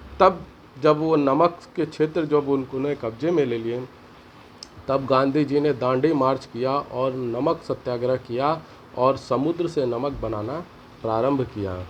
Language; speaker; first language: Hindi; native; Hindi